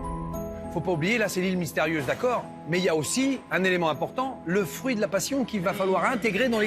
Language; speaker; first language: French; native; French